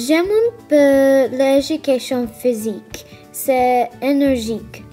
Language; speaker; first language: French; non-native, learner; English